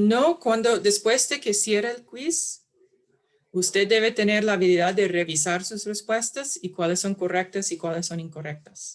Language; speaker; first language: Spanish; non-native, fluent; English